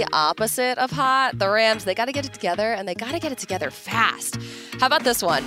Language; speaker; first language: English; native; English